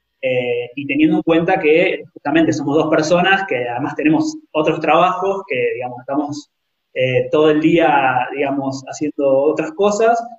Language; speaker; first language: Spanish; native; Spanish